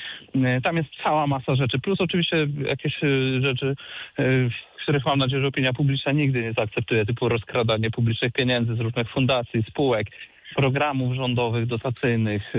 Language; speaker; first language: Polish; native; Polish